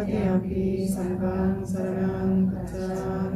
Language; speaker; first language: Korean; native; Korean